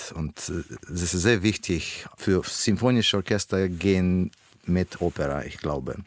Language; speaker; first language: German; non-native, learner; Russian